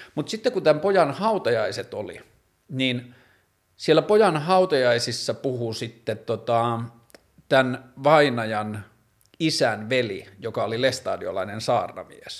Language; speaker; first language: Finnish; native; Finnish